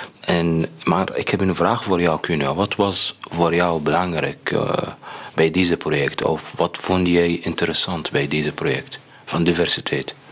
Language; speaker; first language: Dutch; non-native, learner; Arabic